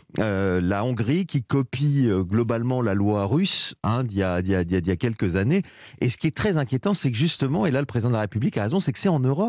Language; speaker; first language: French; native; French